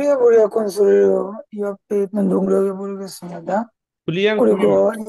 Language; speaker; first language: Korean; non-native, learner; Bangla